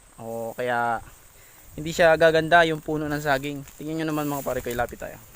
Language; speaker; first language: Filipino; native; Filipino